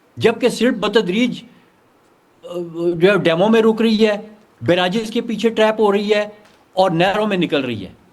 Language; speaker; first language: Urdu; non-native, local second language; Punjabi